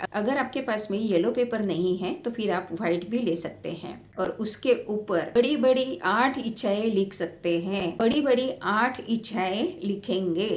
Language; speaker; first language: Hindi; native; Hindi